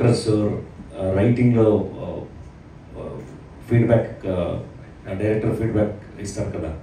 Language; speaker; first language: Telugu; non-native, learner; Kannada